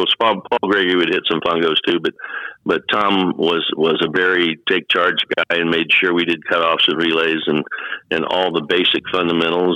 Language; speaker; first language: English; native; English